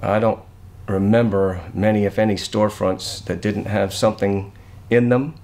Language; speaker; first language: English; native; English